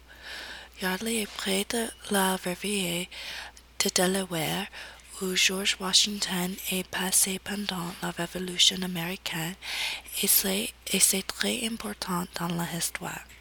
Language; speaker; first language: French; non-native, learner; English